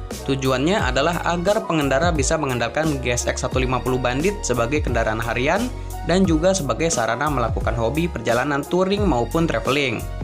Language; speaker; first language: Indonesian; native; Indonesian